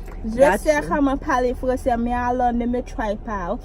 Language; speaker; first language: French; non-native, learner; Haitian Creole